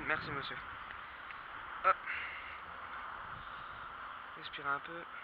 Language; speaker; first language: French; native; French